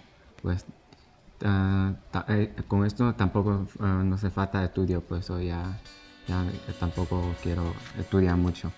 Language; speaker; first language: Spanish; non-native, learner; Chinese